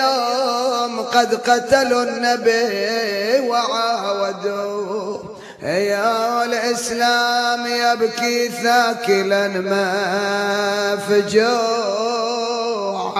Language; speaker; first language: Arabic; native; Arabic